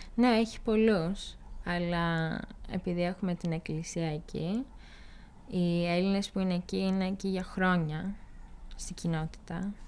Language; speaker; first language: Greek; early bilingual, heritage; Greek